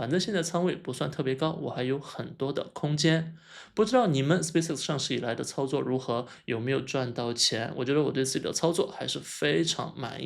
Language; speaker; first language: Chinese; native; Chinese